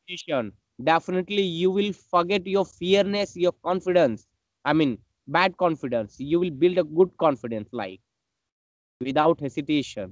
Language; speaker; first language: English; non-native, learner; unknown